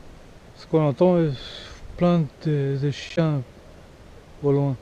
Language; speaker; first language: French; non-native, fluent; Portuguese